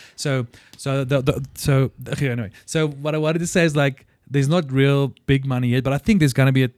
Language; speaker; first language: English; non-native, local second language; Afrikaans